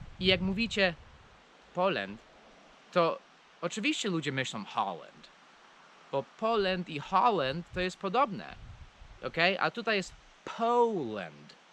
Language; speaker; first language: Polish; non-native, fluent; English